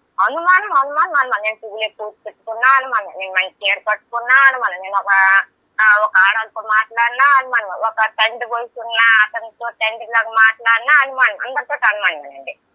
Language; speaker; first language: Telugu; native; Telugu